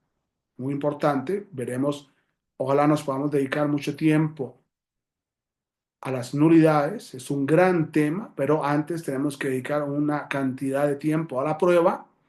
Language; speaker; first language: Spanish; native; Spanish